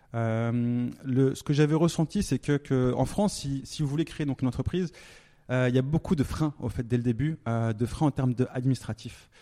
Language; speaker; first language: French; native; French